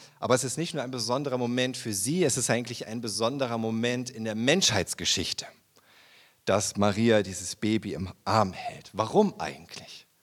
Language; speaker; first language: German; native; German